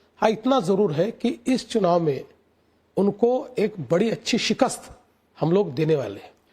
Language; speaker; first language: Hindi; non-native, local second language; Marathi